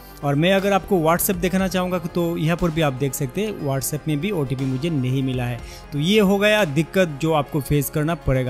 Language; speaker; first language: Hindi; non-native, local second language; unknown